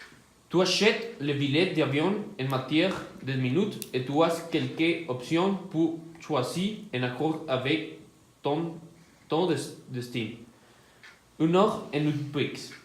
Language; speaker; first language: French; non-native, learner; Spanish